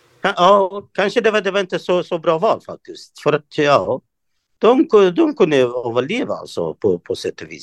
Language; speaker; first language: Swedish; non-native, fluent; Kurdish